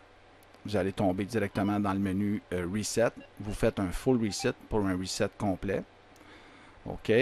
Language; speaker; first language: French; native; French